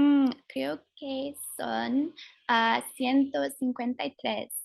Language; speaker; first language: Spanish; non-native, fluent; English